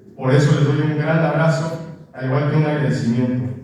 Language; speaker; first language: Spanish; early bilingual, heritage; Spanish